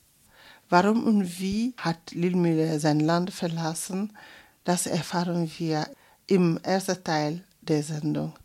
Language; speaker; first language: German; non-native, fluent; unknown